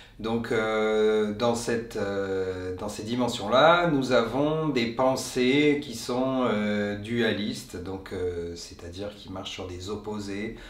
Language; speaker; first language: French; native; French